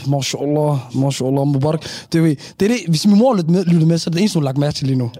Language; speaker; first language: Danish; early bilingual, other home language; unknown